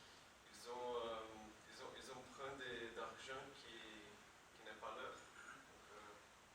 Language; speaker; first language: French; non-native, learner; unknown